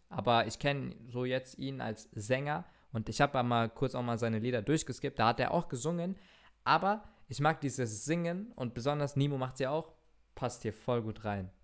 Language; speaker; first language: German; early bilingual, other home language; Turkish